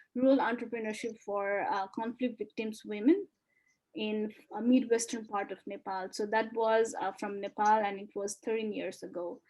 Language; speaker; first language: English; non-native, fluent; Nepali